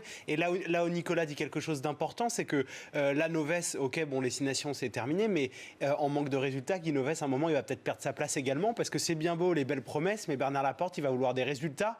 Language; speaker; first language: French; native; French